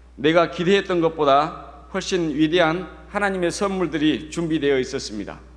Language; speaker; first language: Korean; native; Korean